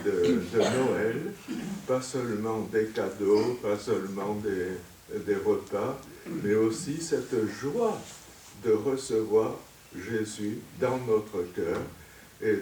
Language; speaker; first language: French; native; French